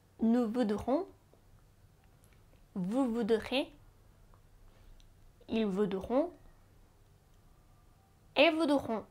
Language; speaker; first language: French; non-native, fluent; Japanese